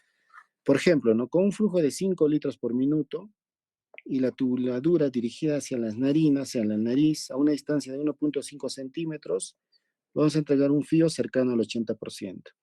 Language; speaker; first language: Spanish; native; Spanish